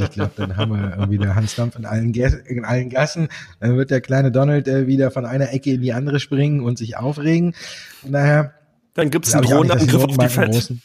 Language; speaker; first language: German; native; German